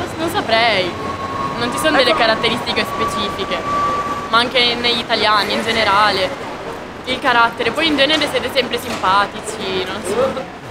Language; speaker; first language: Italian; native; Italian